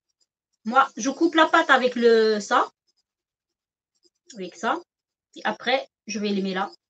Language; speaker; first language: French; non-native, local second language; Arabic